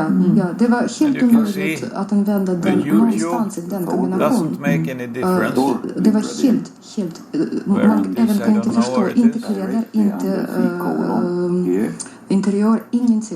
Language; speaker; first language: Swedish; non-native, fluent; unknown